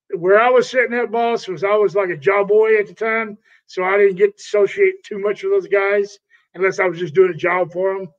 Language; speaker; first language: English; native; English